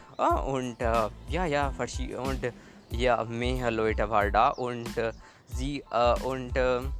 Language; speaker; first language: German; non-native, learner; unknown